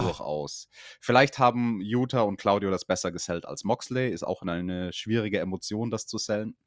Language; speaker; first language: German; native; German